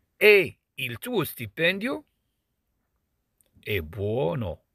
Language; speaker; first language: Italian; non-native, fluent; Arabic